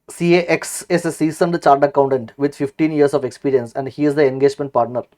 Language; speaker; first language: English; non-native, local second language; Malayalam